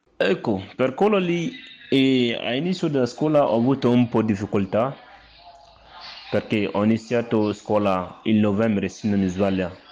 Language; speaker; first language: Italian; non-native, learner; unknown